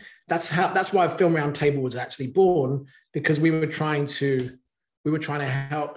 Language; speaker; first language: English; native; English